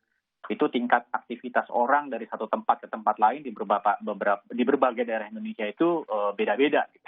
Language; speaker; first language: Indonesian; native; Indonesian